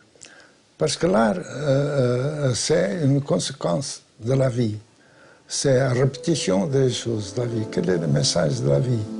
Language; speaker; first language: French; non-native, fluent; Portuguese